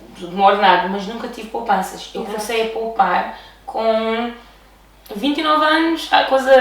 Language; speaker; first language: Portuguese; early bilingual, other home language; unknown